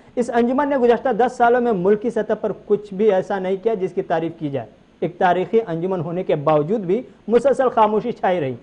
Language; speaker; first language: Urdu; native; Urdu